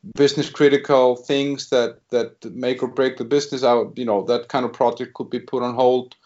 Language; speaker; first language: English; non-native, fluent; Icelandic